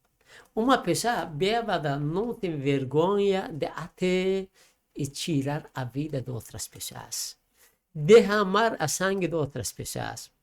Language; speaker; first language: Portuguese; non-native, learner; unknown